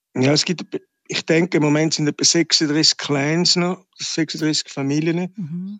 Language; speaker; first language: German; native; German